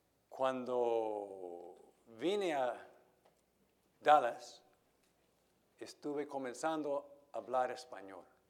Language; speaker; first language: Spanish; non-native, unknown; English